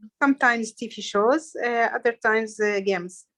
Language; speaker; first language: English; non-native, learner; Arabic